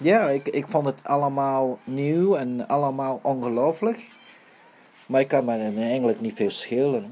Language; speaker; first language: Dutch; early bilingual, other home language; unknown